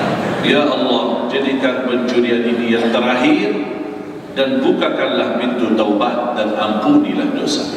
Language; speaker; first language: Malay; non-native, fluent; Arabic